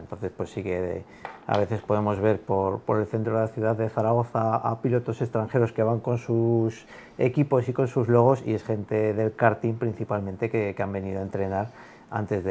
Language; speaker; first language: Spanish; native; Spanish